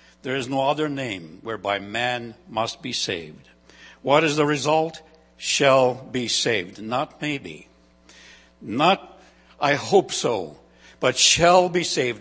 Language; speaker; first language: English; non-native, fluent; Ukrainian